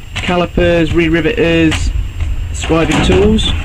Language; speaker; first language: English; native; English